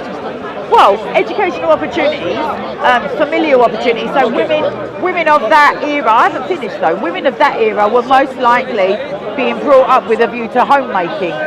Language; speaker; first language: English; native; English